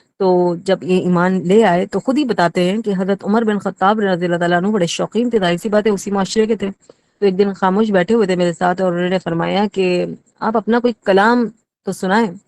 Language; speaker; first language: Urdu; native; Urdu